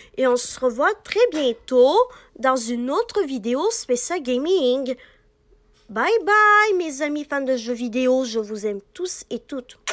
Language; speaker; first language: French; native; French